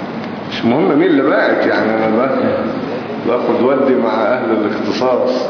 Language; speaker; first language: Arabic; native; Arabic